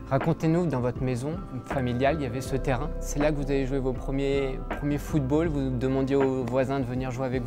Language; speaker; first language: French; native; French